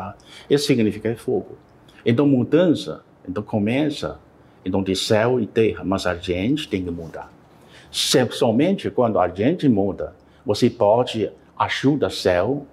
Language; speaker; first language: Portuguese; non-native, learner; Chinese